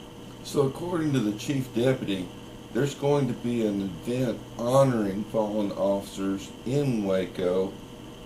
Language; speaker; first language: English; native; English